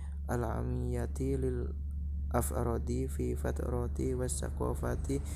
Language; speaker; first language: Arabic; non-native, learner; Indonesian